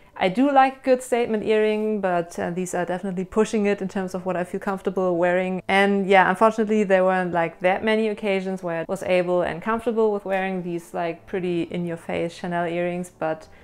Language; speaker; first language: English; non-native, fluent; German